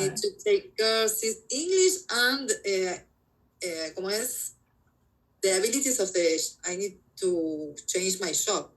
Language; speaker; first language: English; non-native, learner; Spanish